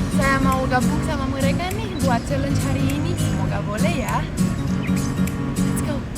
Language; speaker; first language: Indonesian; non-native, learner; Romanian